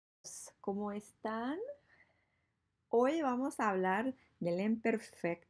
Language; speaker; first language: Spanish; non-native, fluent; English